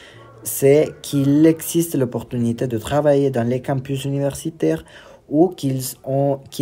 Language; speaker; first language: French; non-native, learner; Spanish